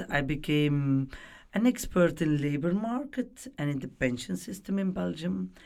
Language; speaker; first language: English; non-native, fluent; Dutch